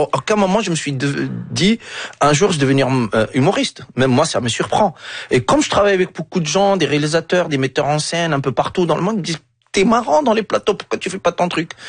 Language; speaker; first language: French; non-native, local second language; Arabic